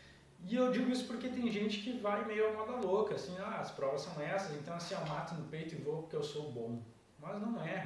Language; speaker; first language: Portuguese; native; Portuguese